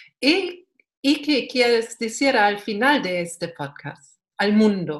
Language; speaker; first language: Spanish; non-native, learner; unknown